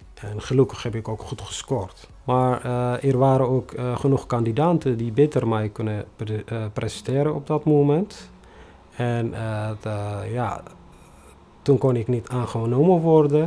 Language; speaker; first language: Dutch; non-native, fluent; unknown